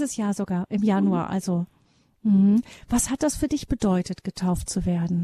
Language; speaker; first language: German; native; German